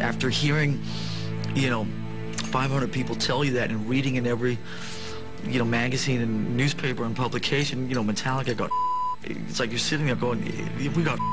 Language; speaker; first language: English; non-native, fluent; Danish